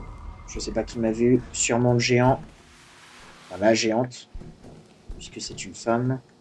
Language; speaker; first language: French; native; French